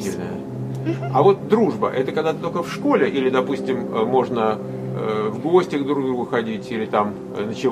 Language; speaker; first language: Russian; native; Russian